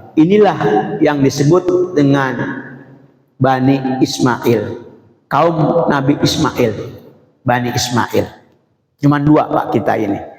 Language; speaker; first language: Indonesian; native; Indonesian